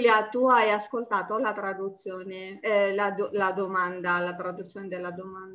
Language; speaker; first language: Italian; non-native, fluent; Armenian